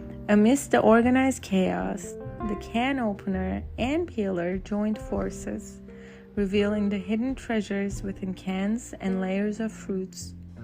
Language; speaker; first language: English; non-native, fluent; Turkish